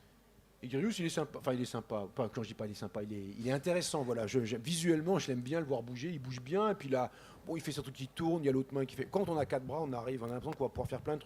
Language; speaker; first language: French; native; French